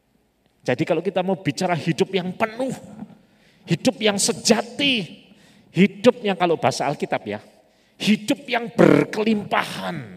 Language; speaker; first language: Indonesian; native; Indonesian